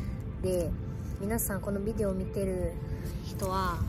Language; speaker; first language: Japanese; early bilingual, other home language; Portuguese